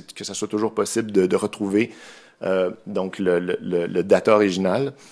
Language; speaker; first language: French; native; French